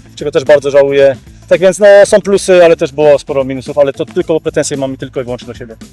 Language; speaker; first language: Polish; native; Polish